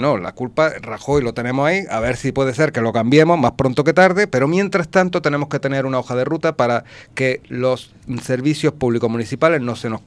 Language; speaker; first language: Spanish; native; Spanish